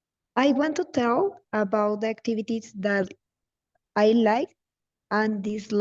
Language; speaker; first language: English; non-native, learner; Spanish